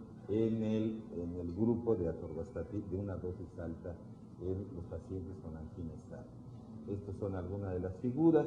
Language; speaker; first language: Spanish; native; Spanish